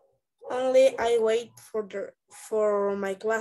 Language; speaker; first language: English; non-native, learner; Spanish